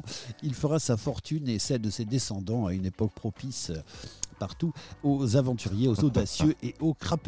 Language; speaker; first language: French; native; French